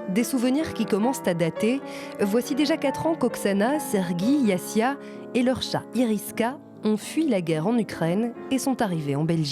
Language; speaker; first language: French; native; French